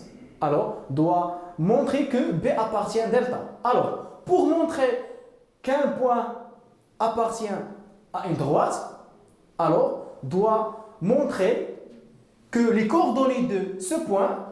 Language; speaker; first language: French; non-native, local second language; Arabic